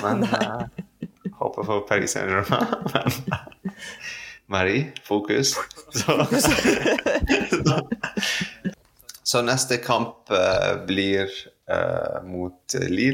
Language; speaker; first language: Norwegian; non-native, fluent; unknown